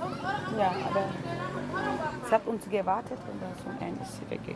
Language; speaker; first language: German; non-native, learner; French